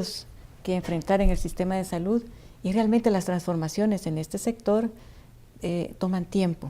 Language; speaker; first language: Spanish; native; Spanish